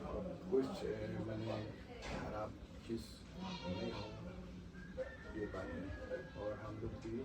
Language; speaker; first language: Hindi; non-native, local second language; Khasi